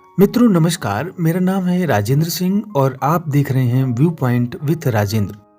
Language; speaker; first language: Hindi; native; Hindi